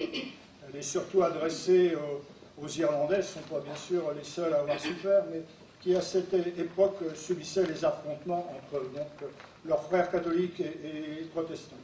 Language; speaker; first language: French; native; French